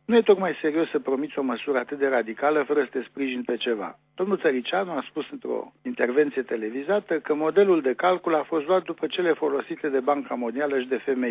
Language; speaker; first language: Romanian; native; Romanian